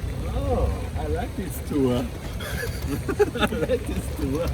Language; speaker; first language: English; non-native, learner; Korean